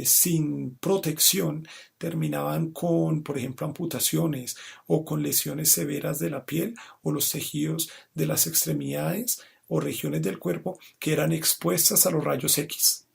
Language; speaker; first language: Spanish; native; Spanish